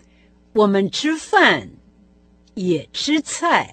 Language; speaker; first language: Chinese; non-native, fluent; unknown